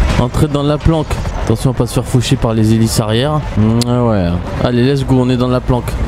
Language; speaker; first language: French; native; French